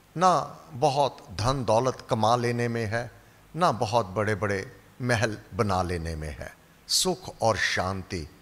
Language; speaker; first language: Hindi; native; Hindi